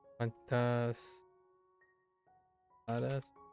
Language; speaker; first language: Spanish; non-native, learner; English